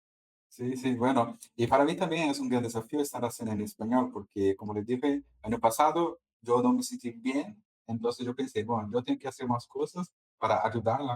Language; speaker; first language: Spanish; non-native, fluent; Portuguese